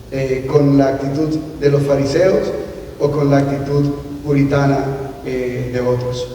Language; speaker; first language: Spanish; native; Spanish